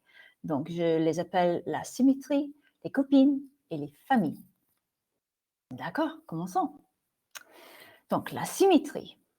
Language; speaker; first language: French; non-native, fluent; English